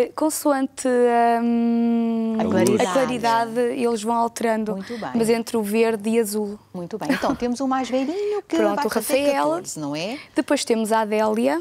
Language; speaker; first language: Portuguese; native; Portuguese